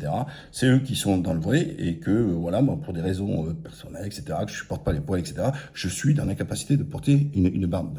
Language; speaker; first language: French; native; French